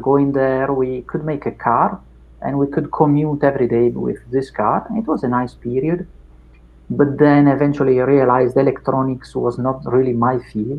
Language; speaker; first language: English; non-native, fluent; Italian